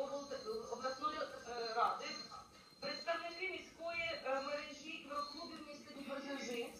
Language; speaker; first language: Ukrainian; native; Ukrainian